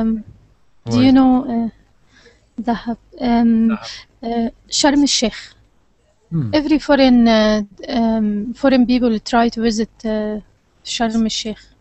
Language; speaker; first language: English; non-native, learner; Arabic